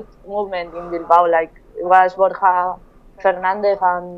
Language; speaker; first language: English; non-native, fluent; Spanish